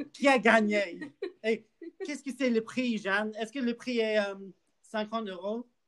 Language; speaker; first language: French; non-native, learner; English